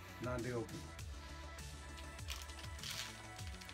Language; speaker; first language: Japanese; native; Japanese